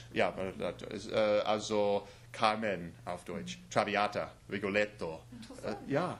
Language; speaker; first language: German; non-native, learner; English